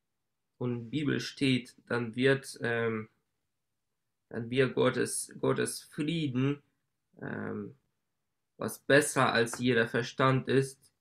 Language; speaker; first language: German; non-native, learner; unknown